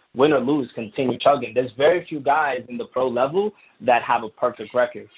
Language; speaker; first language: English; non-native, fluent; Spanish